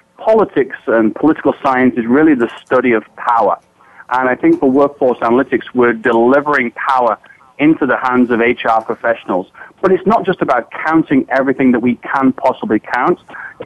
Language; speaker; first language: English; native; English